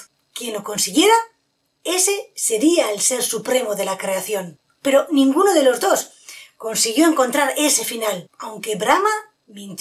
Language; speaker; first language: Spanish; native; Spanish